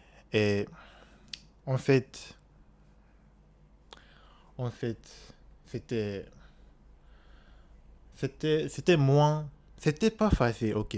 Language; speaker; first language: French; non-native, learner; Japanese